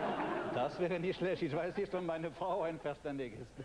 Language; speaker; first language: German; non-native, fluent; French